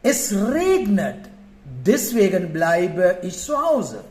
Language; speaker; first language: German; non-native, fluent; Sinhala